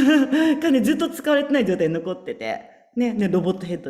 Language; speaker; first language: Japanese; native; Japanese